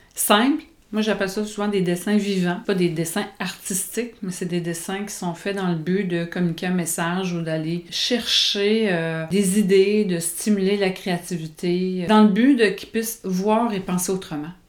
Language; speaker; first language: French; native; French